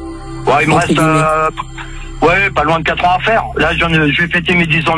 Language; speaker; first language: French; native; French